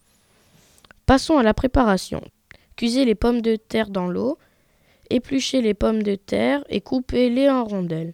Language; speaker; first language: French; native; French